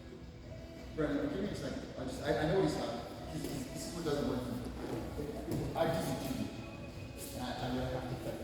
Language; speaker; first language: English; native; English